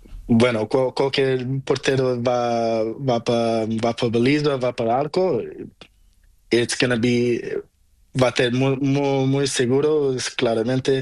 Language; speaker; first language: Spanish; non-native, learner; Portuguese